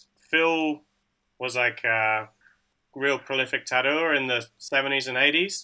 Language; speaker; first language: English; native; English